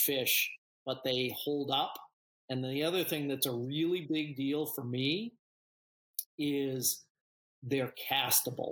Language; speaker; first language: English; native; English